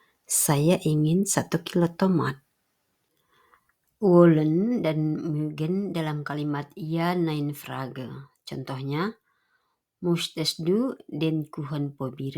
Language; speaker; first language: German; non-native, fluent; Indonesian